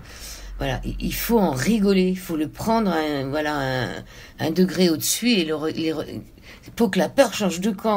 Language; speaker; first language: French; native; French